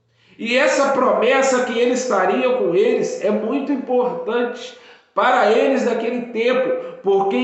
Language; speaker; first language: Portuguese; native; Portuguese